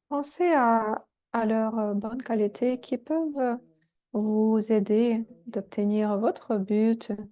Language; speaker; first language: French; non-native, fluent; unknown